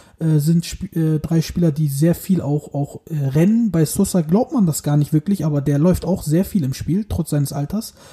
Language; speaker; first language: German; early bilingual, other home language; Turkish